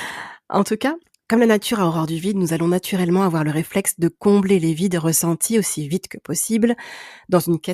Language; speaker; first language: French; native; French